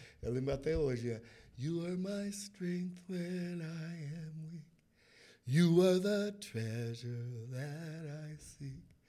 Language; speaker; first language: Portuguese; non-native, fluent; English